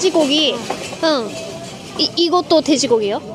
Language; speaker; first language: Korean; non-native, learner; Japanese